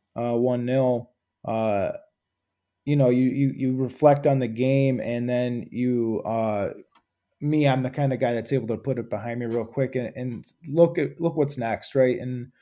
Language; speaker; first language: English; native; English